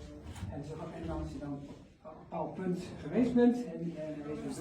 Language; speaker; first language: Dutch; native; Dutch